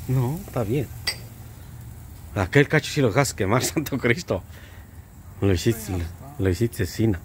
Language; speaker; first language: Spanish; native; Spanish